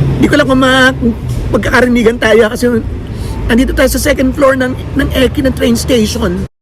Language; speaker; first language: Filipino; native; Filipino